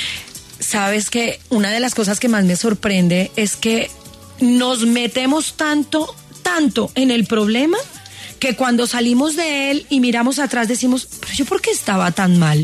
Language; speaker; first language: Spanish; native; Spanish